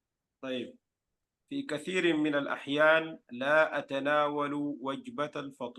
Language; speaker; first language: Arabic; non-native, fluent; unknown